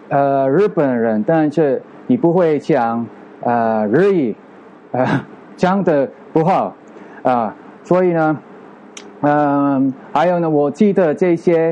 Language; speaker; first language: Chinese; non-native, fluent; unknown